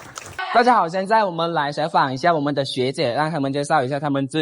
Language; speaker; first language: Chinese; non-native, fluent; Lao